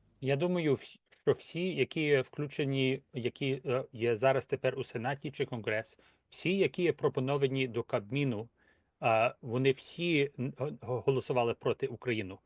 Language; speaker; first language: Ukrainian; early bilingual, heritage; Ukrainian